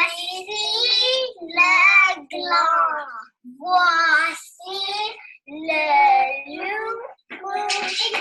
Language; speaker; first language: French; non-native, learner; English